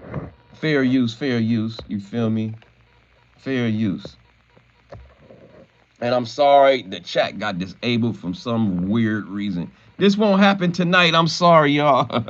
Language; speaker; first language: English; native; English